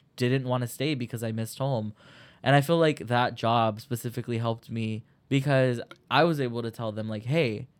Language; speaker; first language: English; early bilingual, other home language; Spanish